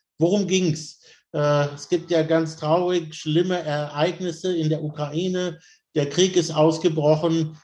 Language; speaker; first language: German; native; German